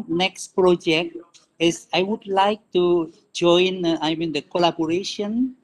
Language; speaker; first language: English; non-native, learner; Indonesian